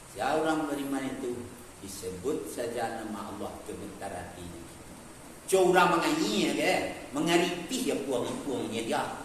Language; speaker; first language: Malay; non-native, local second language; Minangkabau